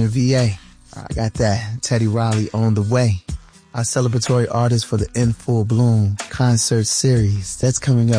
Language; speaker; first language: English; native; English